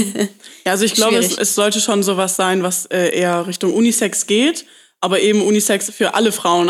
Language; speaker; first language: German; native; German